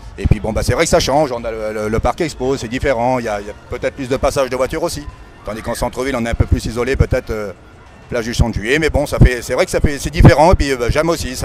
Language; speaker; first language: French; native; French